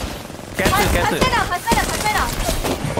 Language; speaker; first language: Japanese; non-native, learner; Thai